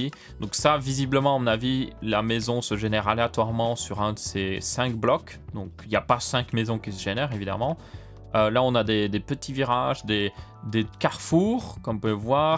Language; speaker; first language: French; native; French